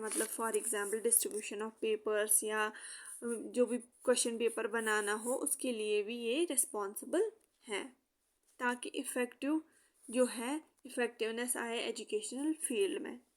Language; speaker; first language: Hindi; native; Hindi